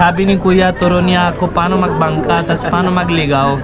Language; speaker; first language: Filipino; non-native, learner; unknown